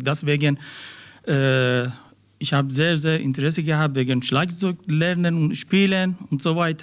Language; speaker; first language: German; non-native, learner; Persian